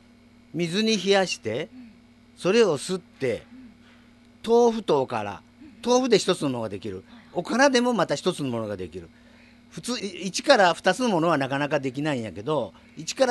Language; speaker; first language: Japanese; native; Japanese